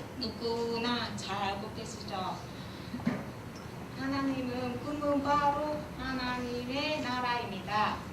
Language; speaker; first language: Korean; non-native, learner; Vietnamese